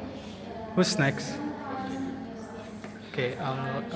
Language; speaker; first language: English; non-native, learner; Indonesian